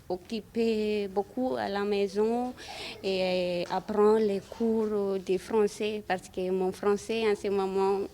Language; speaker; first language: French; non-native, learner; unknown